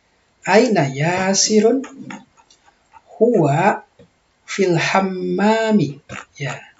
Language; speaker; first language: Arabic; non-native, fluent; Indonesian